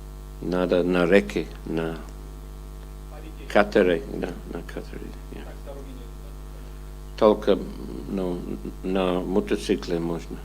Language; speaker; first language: Russian; non-native, fluent; English